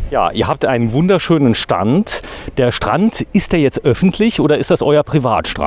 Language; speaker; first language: German; native; German